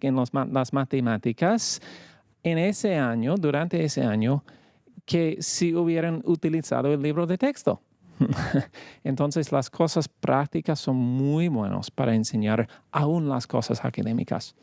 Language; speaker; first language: Spanish; non-native, fluent; English